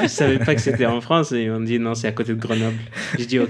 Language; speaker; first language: French; non-native, fluent; Arabic